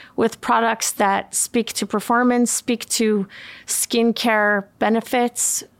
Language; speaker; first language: English; early bilingual, other home language; Swedish